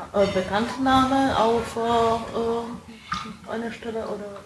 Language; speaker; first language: German; non-native, fluent; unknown